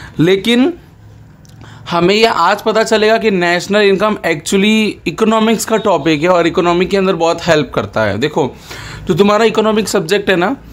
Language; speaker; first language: Hindi; non-native, local second language; Gujarati